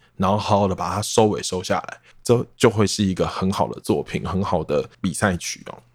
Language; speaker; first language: Chinese; non-native, local second language; Min Nan Chinese